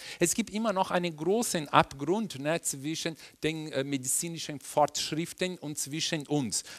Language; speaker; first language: German; non-native, fluent; Portuguese